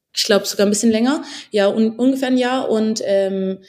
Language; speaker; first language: German; early bilingual, other home language; Albanian